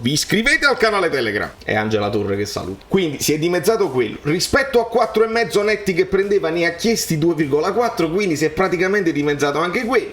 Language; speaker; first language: Italian; native; Italian